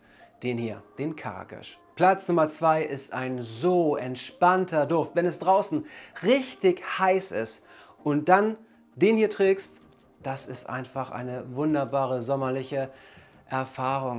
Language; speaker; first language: German; native; German